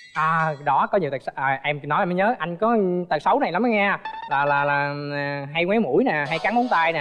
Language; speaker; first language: Vietnamese; native; Vietnamese